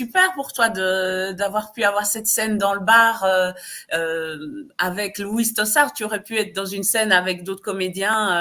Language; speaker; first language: French; native; French